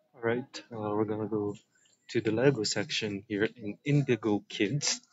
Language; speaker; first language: English; native; English